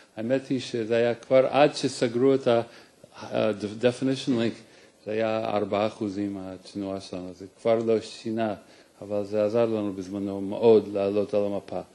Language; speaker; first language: Hebrew; non-native, fluent; English